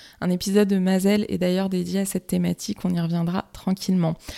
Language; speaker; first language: French; native; French